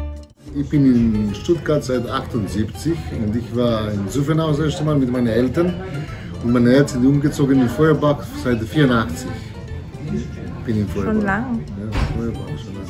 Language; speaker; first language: German; non-native, learner; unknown